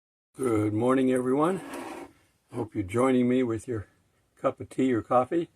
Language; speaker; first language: English; native; English